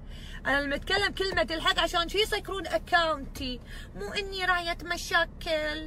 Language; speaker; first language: Arabic; native; Arabic